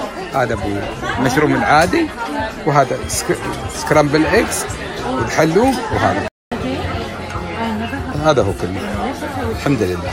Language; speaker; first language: Arabic; native; Arabic